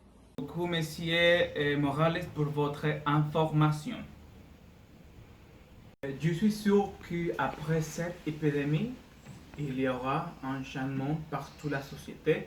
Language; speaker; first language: French; non-native, learner; Spanish